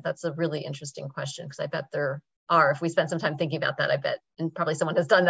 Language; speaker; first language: English; native; English